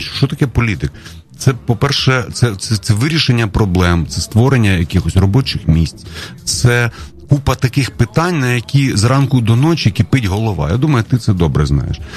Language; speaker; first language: Ukrainian; non-native, local second language; Russian